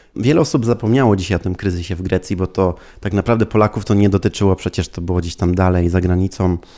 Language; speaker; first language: Polish; early bilingual, heritage; Polish